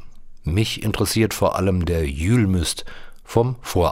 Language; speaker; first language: German; native; German